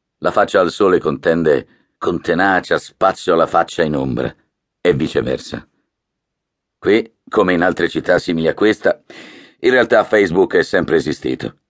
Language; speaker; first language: Italian; native; Italian